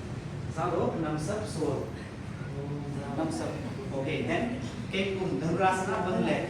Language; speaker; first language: Vietnamese; non-native, learner; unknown